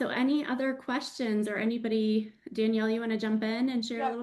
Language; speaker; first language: English; native; English